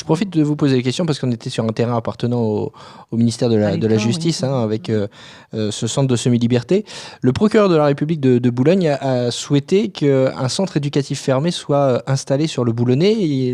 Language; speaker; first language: French; native; French